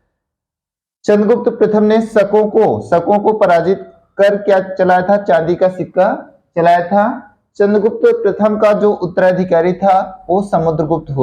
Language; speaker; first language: Hindi; native; Hindi